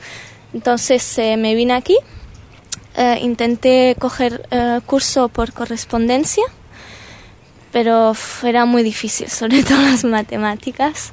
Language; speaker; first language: Spanish; early bilingual, heritage; Spanish